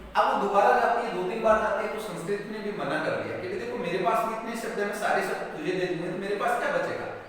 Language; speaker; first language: Hindi; native; Hindi